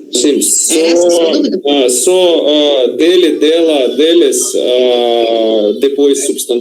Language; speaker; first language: Portuguese; non-native, learner; Russian